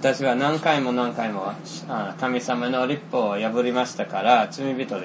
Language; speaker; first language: Japanese; non-native, fluent; Finnish